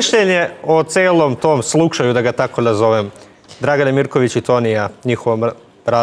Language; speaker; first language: Serbian; native; Serbian